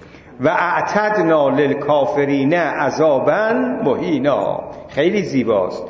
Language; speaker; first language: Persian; native; Persian